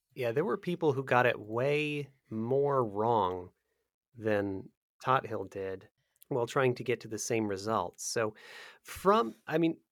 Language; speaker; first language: English; native; English